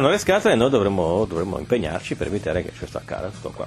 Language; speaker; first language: Italian; native; Italian